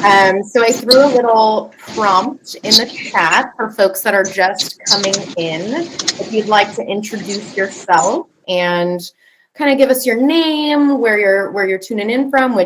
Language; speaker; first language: English; native; English